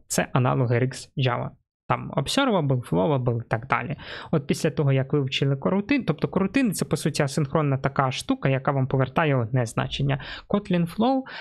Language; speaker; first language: Ukrainian; non-native, local second language; Russian